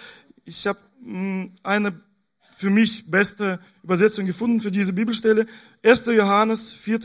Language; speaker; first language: German; non-native, fluent; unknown